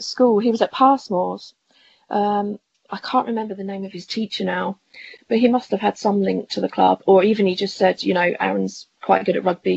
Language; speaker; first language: English; native; English